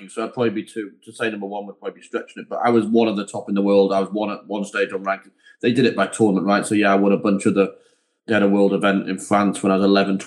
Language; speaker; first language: English; native; English